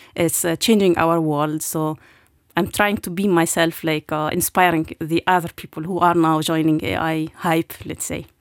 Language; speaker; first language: English; non-native, fluent; Arabic